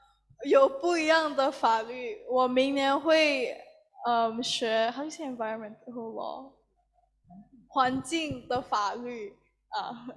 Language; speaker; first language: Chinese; early bilingual, heritage; Chinese